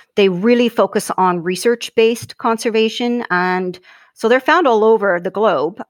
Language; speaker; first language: English; native; English